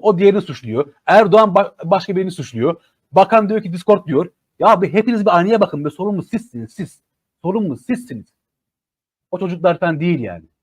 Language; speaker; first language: Turkish; native; Turkish